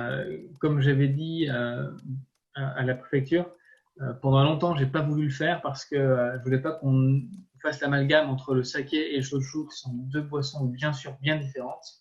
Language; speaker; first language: French; native; French